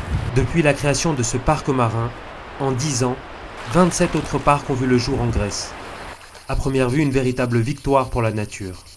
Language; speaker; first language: French; native; French